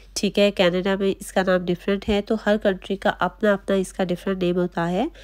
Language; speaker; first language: Urdu; native; Urdu